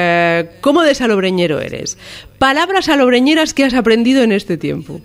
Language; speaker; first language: Spanish; native; Spanish